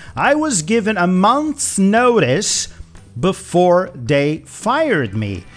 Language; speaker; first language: English; non-native, fluent; Portuguese